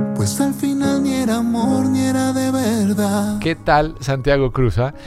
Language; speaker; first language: Spanish; native; Spanish